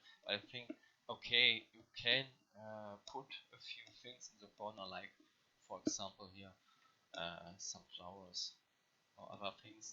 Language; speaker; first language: English; non-native, learner; German